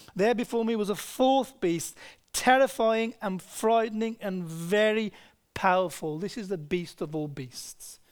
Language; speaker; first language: English; native; English